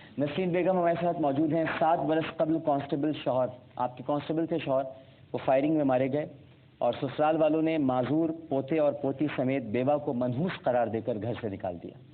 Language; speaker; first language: Urdu; native; Urdu